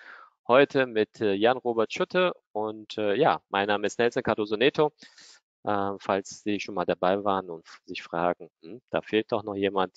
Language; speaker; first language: German; native; German